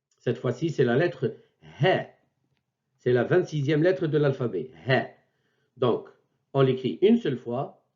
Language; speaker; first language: French; non-native, local second language; Arabic